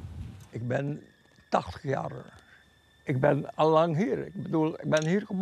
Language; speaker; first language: Dutch; non-native, local second language; Papiamento